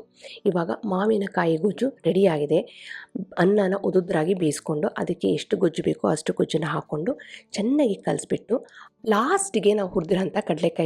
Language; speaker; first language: Kannada; native; Kannada